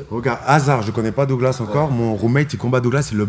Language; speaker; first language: French; native; French